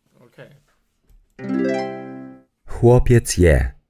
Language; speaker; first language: Polish; non-native, learner; English